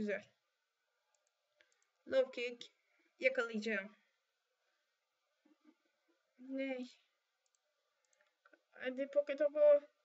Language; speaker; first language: Turkish; native; Turkish